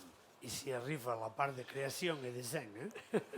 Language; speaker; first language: French; non-native, learner; Catalan